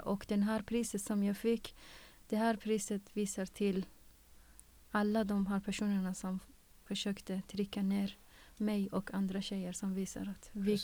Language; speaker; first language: Swedish; non-native, fluent; Persian